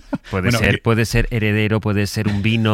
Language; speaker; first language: Spanish; native; Spanish